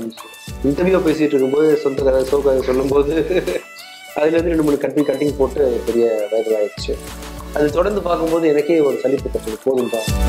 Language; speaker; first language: Tamil; native; Tamil